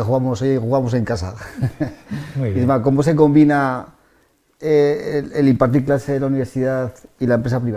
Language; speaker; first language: Spanish; native; Spanish